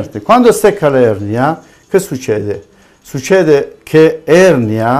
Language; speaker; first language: Italian; non-native, fluent; Persian